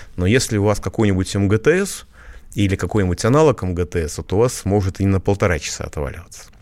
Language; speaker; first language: Russian; native; Russian